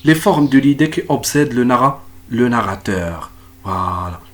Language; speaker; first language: French; non-native, local second language; Arabic